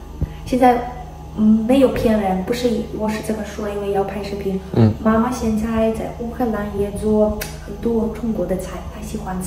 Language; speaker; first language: Chinese; non-native, learner; Ukrainian